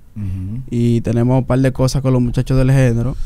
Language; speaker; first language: Spanish; early bilingual, heritage; Spanish